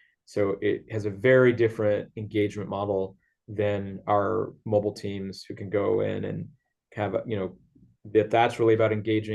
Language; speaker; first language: English; native; English